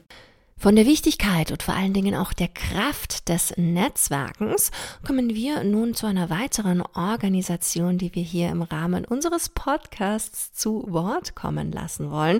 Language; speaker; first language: German; native; German